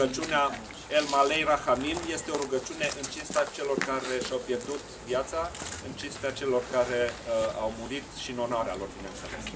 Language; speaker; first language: Romanian; native; Romanian